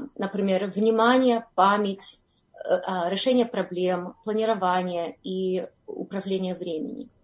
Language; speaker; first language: Russian; early bilingual, heritage; Russian